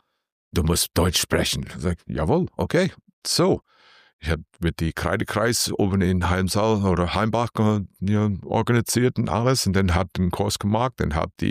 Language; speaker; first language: German; non-native, learner; English